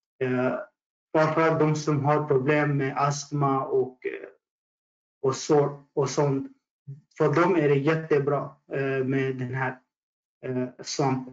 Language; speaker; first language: Swedish; non-native, fluent; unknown